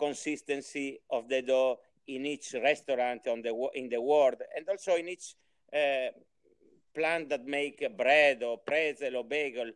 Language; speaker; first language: English; non-native, learner; Italian